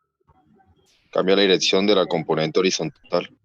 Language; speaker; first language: Spanish; native; Spanish